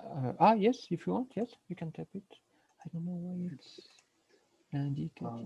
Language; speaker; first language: English; non-native, learner; French